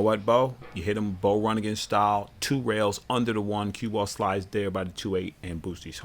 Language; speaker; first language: English; native; English